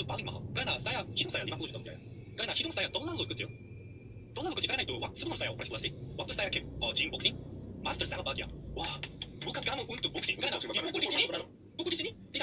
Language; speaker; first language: Indonesian; non-native, learner; Korean